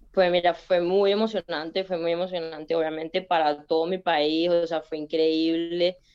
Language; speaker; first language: Spanish; native; Spanish